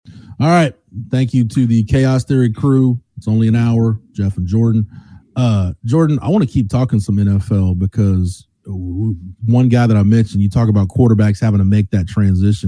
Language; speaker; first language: English; native; English